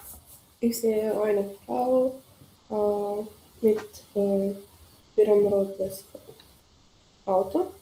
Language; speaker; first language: German; non-native, learner; Macedonian